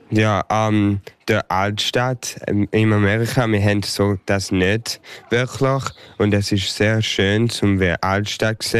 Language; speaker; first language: German; early bilingual, heritage; English